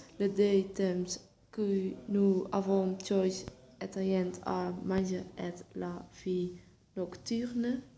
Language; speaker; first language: French; non-native, learner; Dutch